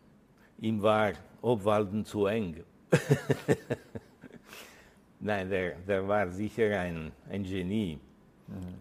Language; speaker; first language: German; early bilingual, heritage; Italian